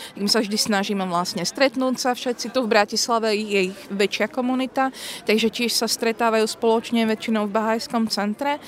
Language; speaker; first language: Slovak; native; Slovak